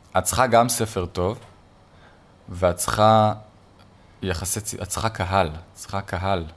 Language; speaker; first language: Hebrew; native; Hebrew